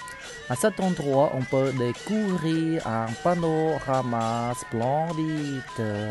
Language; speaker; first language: French; non-native, fluent; Khmer